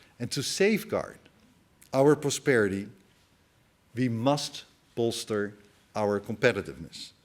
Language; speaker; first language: English; non-native, fluent; Dutch